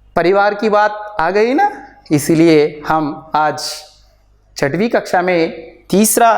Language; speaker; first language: Hindi; non-native, local second language; Telugu